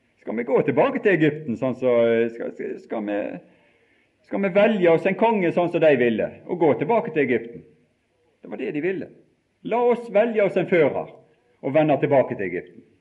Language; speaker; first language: Norwegian; native; Norwegian